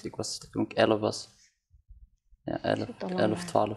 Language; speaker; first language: Dutch; early bilingual, other home language; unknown